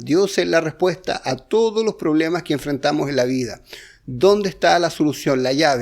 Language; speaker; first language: Spanish; native; Spanish